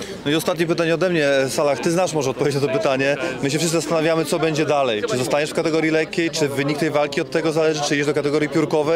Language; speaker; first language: Polish; native; Polish